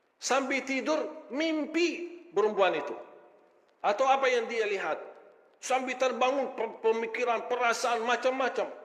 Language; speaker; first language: Malay; non-native, fluent; Arabic